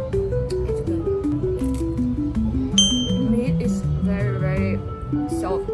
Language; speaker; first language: English; non-native, learner; Russian